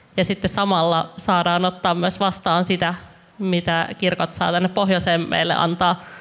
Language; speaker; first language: Finnish; native; Finnish